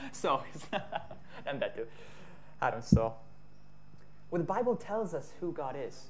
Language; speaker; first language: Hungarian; non-native, fluent; English